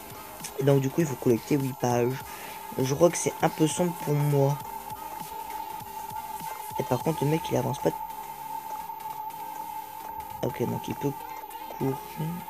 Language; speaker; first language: French; native; French